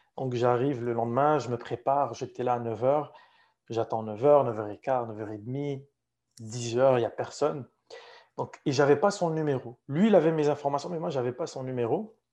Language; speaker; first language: French; non-native, local second language; Arabic